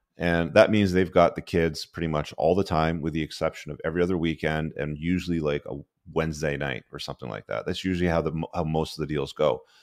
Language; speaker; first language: English; native; English